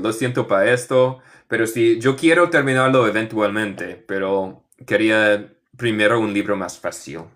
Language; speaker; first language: Spanish; non-native, fluent; English